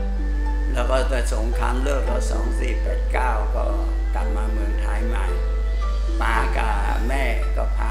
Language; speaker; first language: Thai; non-native, local second language; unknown